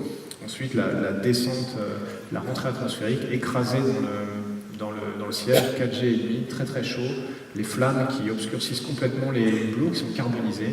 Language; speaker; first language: French; native; French